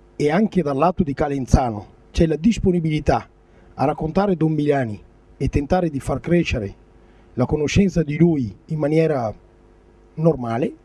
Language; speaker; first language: Italian; native; Italian